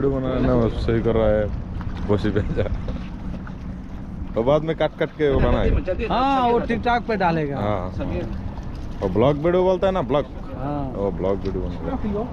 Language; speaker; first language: Hindi; non-native, learner; Filipino